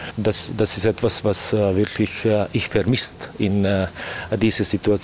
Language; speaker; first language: German; non-native, learner; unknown